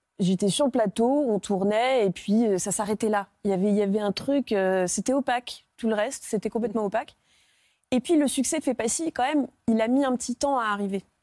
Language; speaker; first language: French; native; French